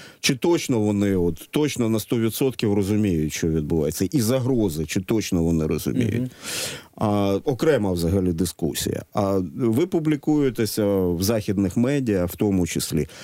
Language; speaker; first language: Ukrainian; native; Ukrainian